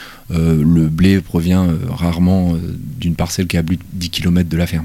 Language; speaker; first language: French; native; French